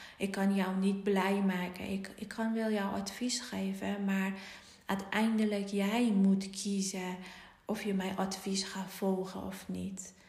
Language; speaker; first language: Dutch; non-native, fluent; Persian